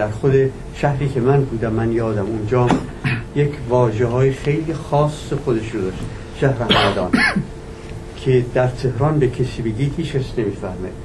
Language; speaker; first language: Persian; native; Persian